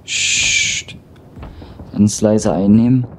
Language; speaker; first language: German; native; German